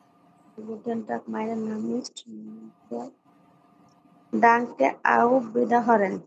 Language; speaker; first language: German; non-native, learner; Bangla